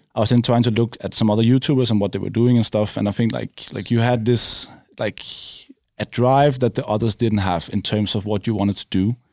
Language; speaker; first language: English; non-native, fluent; Danish